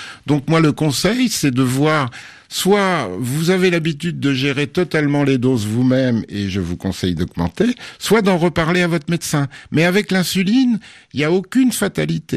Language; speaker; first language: French; native; French